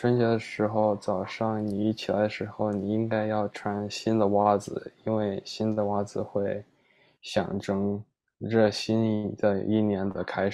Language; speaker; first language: Chinese; early bilingual, heritage; Chinese